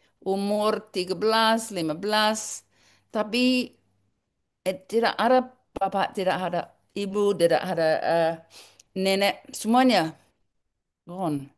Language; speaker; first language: Indonesian; non-native, learner; English